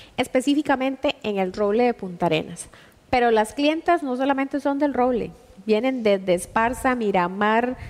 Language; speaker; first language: Spanish; native; Spanish